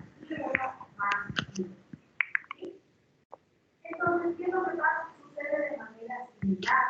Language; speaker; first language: Spanish; native; Spanish